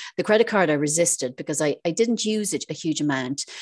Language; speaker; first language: English; native; English